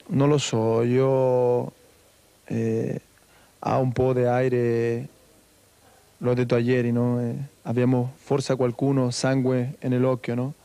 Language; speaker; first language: Italian; non-native, fluent; Spanish